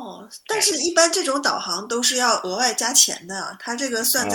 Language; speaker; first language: Chinese; native; Chinese